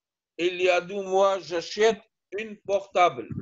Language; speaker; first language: French; non-native, learner; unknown